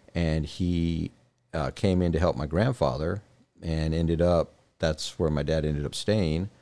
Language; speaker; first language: English; native; English